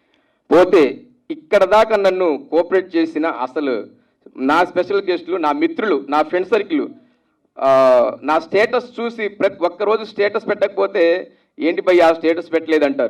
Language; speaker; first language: Telugu; native; Telugu